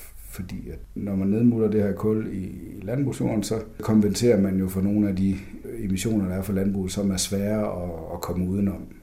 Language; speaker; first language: Danish; native; Danish